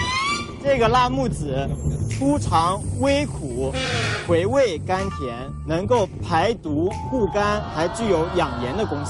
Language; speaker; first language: Chinese; native; Chinese